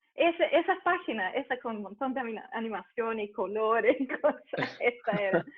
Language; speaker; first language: Spanish; early bilingual, heritage; Spanish